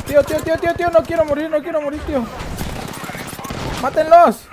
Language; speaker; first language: Spanish; native; Spanish